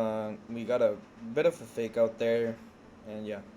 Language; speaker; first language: English; early bilingual, other home language; Spanish